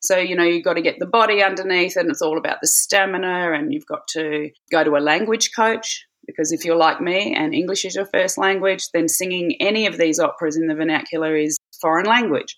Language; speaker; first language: English; native; English